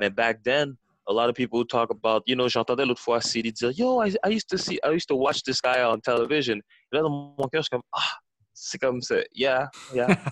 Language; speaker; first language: French; early bilingual, heritage; French